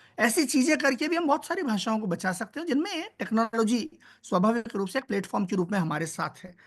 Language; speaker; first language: Hindi; native; Hindi